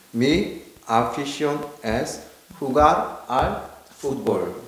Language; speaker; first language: Spanish; non-native, learner; Korean